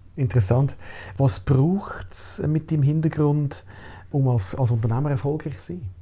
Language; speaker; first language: German; native; German